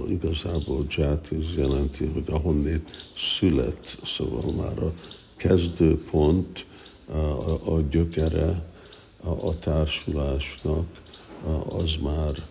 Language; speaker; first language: Hungarian; early bilingual, heritage; Hungarian